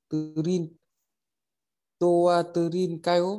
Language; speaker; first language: Korean; non-native, learner; Vietnamese